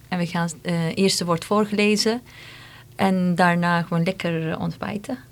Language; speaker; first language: Dutch; non-native, fluent; Turkish